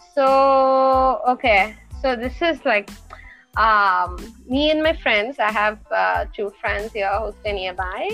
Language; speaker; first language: English; non-native, local second language; Telugu